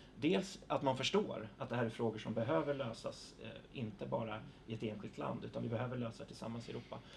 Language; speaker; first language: Swedish; native; Swedish